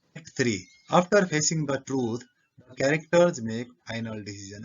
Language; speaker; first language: English; non-native, local second language; Nepali